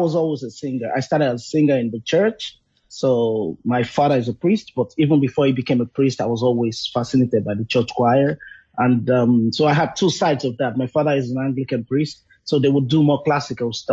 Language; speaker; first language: English; non-native, local second language; Yoruba